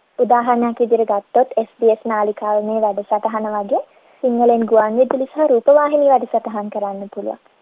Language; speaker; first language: Sinhala; early bilingual, heritage; Sinhala